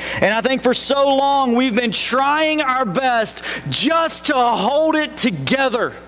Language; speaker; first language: English; native; English